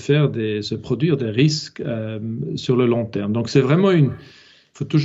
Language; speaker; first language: French; non-native, local second language; German